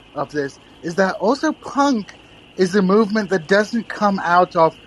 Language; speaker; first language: English; native; English